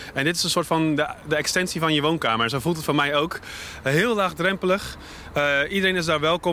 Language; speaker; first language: Dutch; native; Dutch